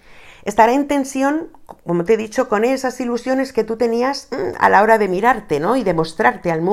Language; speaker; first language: Spanish; native; Spanish